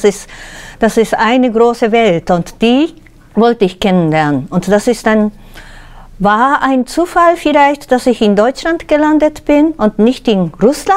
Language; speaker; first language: German; non-native, fluent; Japanese